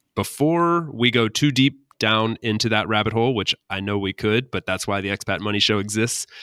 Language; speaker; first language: English; native; English